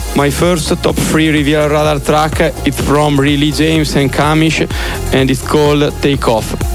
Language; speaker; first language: English; non-native, learner; Italian